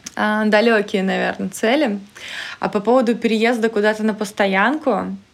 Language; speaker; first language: Russian; native; Russian